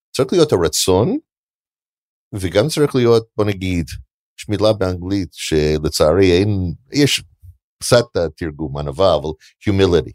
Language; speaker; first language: Hebrew; non-native, fluent; English